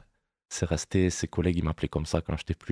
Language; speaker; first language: French; native; French